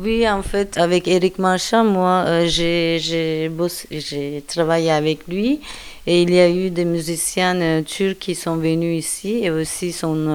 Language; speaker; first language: French; non-native, fluent; Turkish